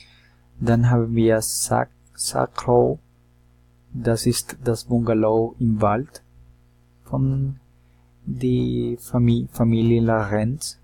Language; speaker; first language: German; non-native, learner; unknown